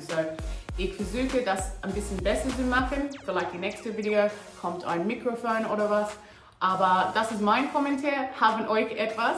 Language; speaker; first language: German; non-native, learner; English